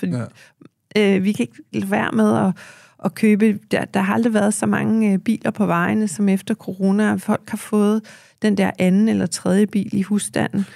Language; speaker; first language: Danish; native; Danish